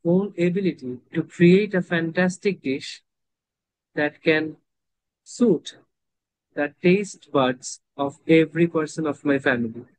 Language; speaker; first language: English; non-native, fluent; Bangla